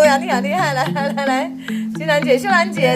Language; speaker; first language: Chinese; native; Chinese